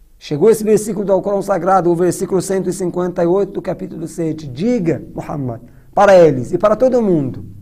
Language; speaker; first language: Portuguese; non-native, fluent; Persian